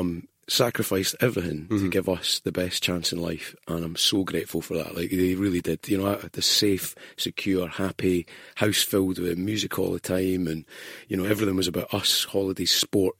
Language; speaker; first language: English; native; English